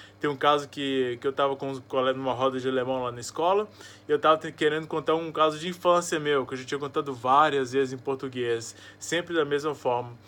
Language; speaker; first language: Portuguese; native; Portuguese